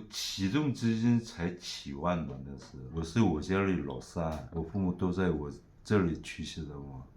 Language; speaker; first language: Chinese; non-native, local second language; Korean